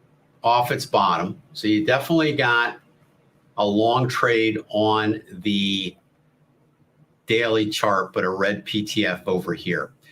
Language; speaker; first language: English; native; English